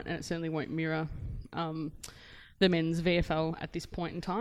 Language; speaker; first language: English; native; English